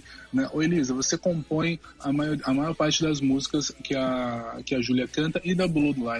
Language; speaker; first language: Portuguese; native; Portuguese